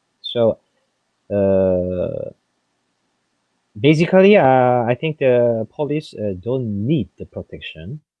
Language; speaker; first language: English; non-native, fluent; French